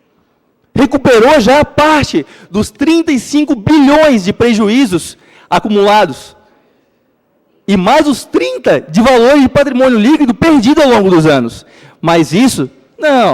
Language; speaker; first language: Portuguese; native; Portuguese